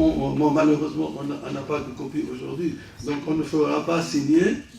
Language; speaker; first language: French; non-native, local second language; Arabic